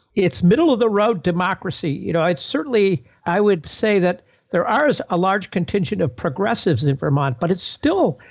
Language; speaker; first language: English; native; English